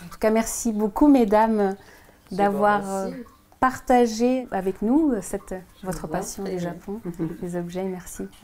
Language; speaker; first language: French; native; French